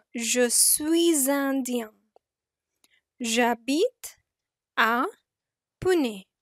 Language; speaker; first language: French; non-native, fluent; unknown